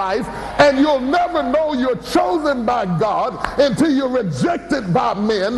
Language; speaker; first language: English; native; English